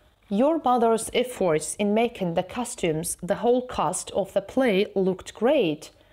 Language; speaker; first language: English; non-native, fluent; Azerbaijani